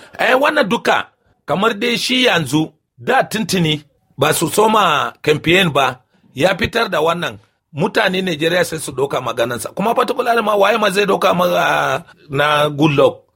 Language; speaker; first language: Hausa; non-native, local second language; Kanuri